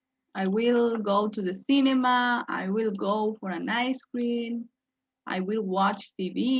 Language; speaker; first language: English; non-native, fluent; Spanish